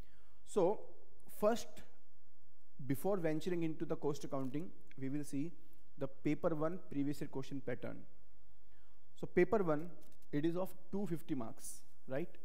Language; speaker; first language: English; non-native, local second language; Hindi